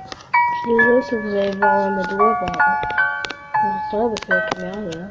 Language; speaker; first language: French; native; French